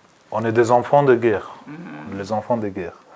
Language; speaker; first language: French; non-native, learner; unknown